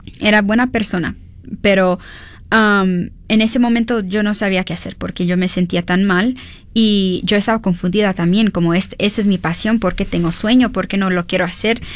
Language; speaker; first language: Spanish; early bilingual, heritage; Spanish